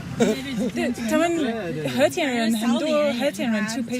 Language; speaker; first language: Chinese; non-native, fluent; English